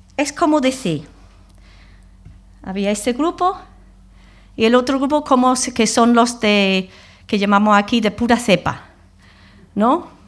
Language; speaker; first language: Spanish; non-native, fluent; English